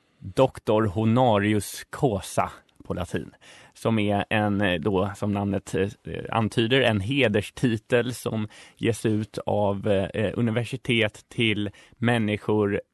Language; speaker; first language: Swedish; native; Swedish